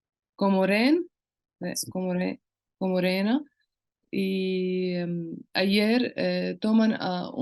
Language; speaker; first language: Spanish; non-native, local second language; Arabic